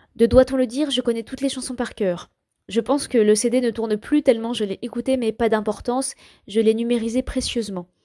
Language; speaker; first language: French; native; French